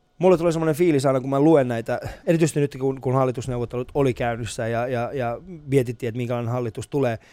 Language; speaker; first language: Finnish; early bilingual, other home language; Persian